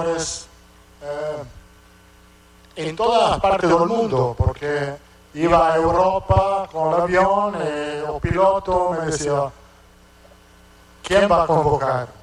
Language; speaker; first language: Spanish; non-native, fluent; Italian